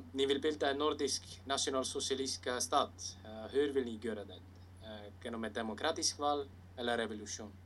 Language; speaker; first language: Swedish; non-native, learner; Icelandic